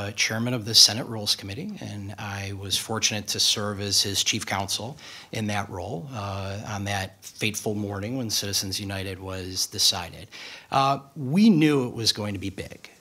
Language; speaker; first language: English; native; English